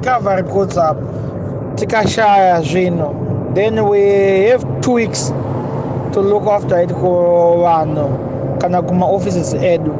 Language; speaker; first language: English; non-native, local second language; Shona